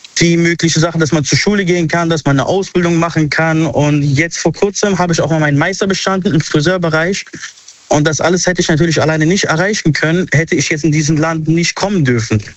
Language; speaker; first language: German; early bilingual, other home language; Arabic